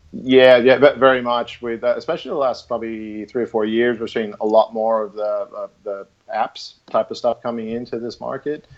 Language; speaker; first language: English; native; English